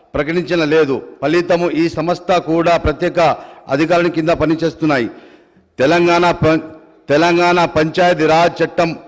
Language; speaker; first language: Telugu; non-native, local second language; Urdu